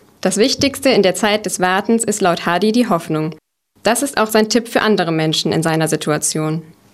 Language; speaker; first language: German; native; German